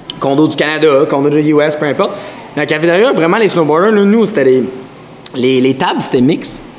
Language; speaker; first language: French; native; French